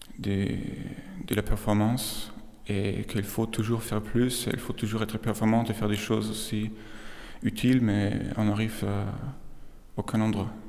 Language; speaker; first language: French; non-native, fluent; German